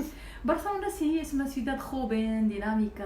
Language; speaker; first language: Spanish; non-native, local second language; Arabic